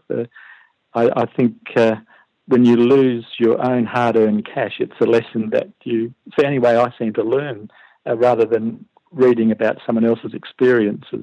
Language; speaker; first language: English; native; English